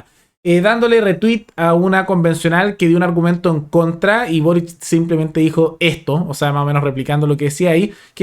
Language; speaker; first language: Spanish; native; Spanish